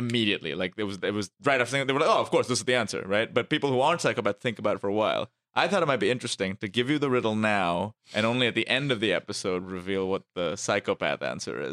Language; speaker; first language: English; non-native, local second language; Hindi